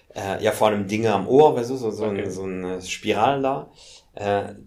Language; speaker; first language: German; non-native, fluent; French